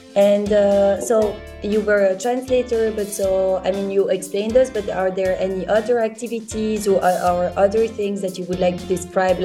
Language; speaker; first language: English; non-native, fluent; French